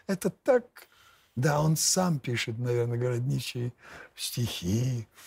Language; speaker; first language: Russian; non-native, fluent; Lithuanian